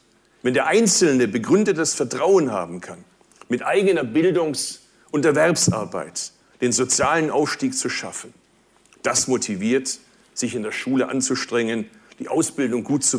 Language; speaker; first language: German; early bilingual, other home language; Turkish